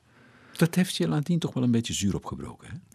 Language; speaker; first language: Dutch; native; Dutch